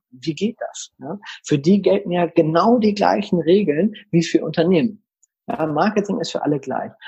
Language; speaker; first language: German; native; German